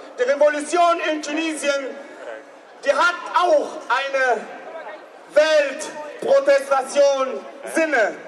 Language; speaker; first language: German; non-native, learner; Arabic